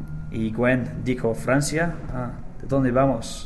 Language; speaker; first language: Spanish; non-native, learner; English